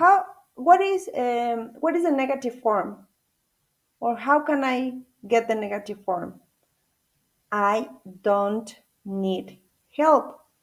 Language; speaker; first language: English; non-native, fluent; Spanish